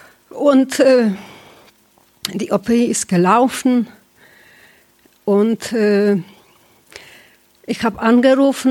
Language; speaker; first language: German; non-native, fluent; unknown